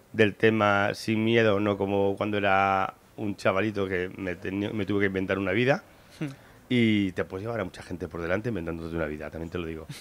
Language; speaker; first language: Spanish; native; Spanish